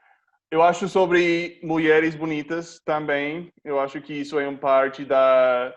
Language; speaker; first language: Portuguese; non-native, fluent; English